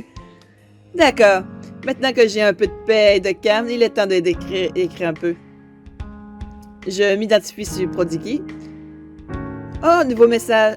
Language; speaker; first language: French; native; French